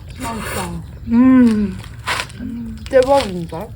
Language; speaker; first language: Korean; non-native, fluent; Ukrainian